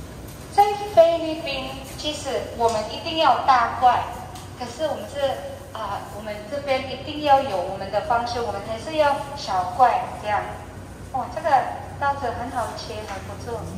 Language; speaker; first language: Chinese; non-native, learner; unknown